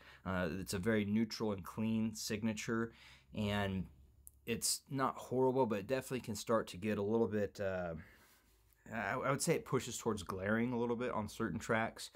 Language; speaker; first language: English; native; English